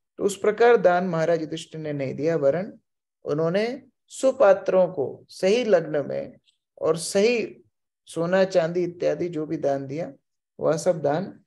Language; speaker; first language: Hindi; native; Hindi